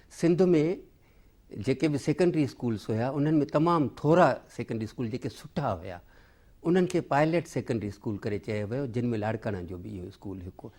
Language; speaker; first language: Sindhi; native; Sindhi